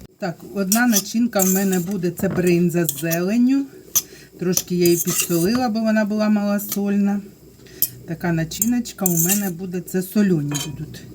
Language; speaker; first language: Ukrainian; non-native, local second language; Russian